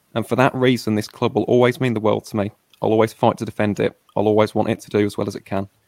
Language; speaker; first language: English; native; English